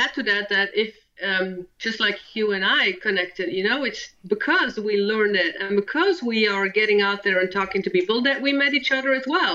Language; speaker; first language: English; non-native, fluent; Dutch